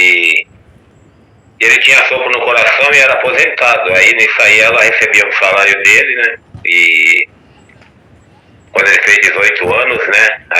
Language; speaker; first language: Portuguese; native; Portuguese